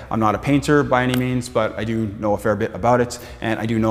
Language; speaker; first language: English; native; English